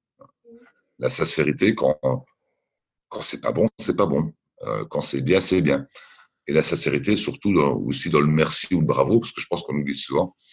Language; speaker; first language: French; native; French